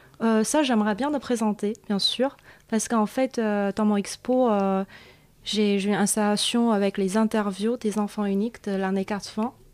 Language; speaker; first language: French; non-native, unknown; Chinese